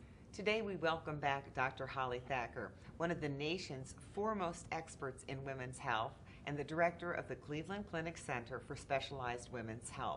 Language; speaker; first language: English; native; English